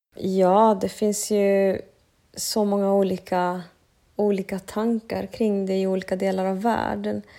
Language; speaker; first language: Swedish; early bilingual, other home language; Spanish